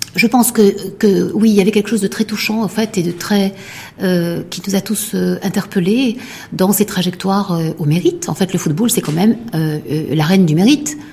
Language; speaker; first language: French; non-native, local second language; Arabic